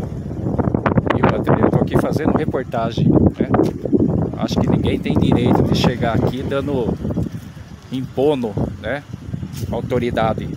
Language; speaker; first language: Portuguese; native; Portuguese